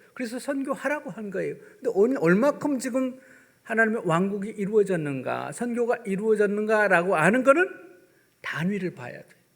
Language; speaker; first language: Korean; native; Korean